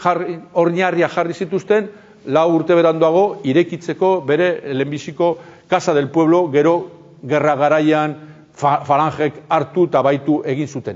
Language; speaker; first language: Basque; native; Basque